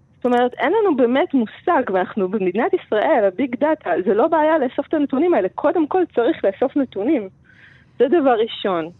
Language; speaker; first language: Hebrew; native; Hebrew